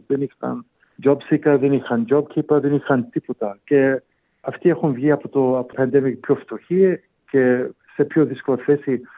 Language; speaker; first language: Greek; early bilingual, heritage; Greek